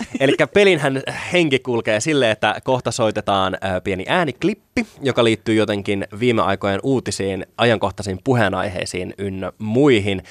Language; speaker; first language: Finnish; native; Finnish